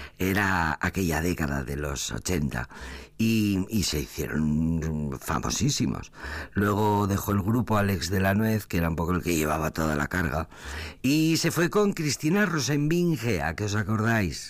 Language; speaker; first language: Spanish; native; Spanish